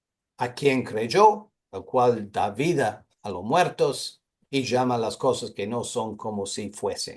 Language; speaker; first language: Spanish; non-native, fluent; English